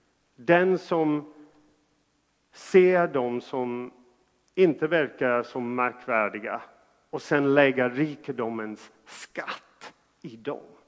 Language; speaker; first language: Swedish; non-native, fluent; English